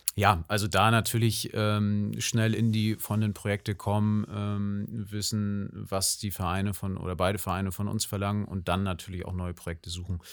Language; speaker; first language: German; native; German